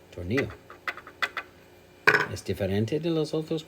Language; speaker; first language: Spanish; non-native, learner; English